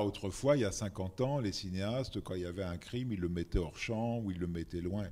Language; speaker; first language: French; native; French